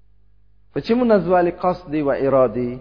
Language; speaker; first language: Russian; non-native, learner; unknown